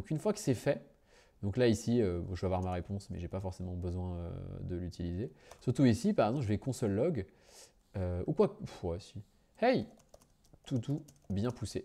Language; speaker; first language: French; native; French